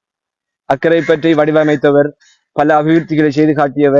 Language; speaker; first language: Tamil; native; Tamil